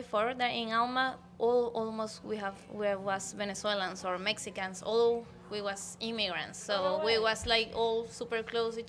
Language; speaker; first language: English; non-native, learner; Spanish